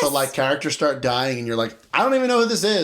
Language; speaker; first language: English; native; English